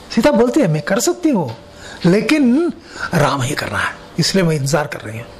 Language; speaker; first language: Hindi; non-native, local second language; Kannada